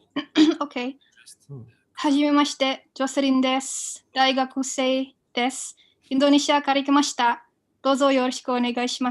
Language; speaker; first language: Japanese; non-native, learner; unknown